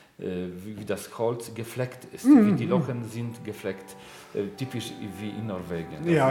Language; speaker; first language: German; non-native, learner; Norwegian